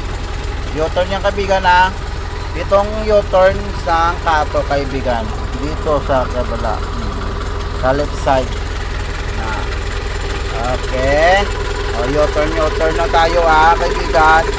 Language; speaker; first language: Filipino; non-native, local second language; Cebuano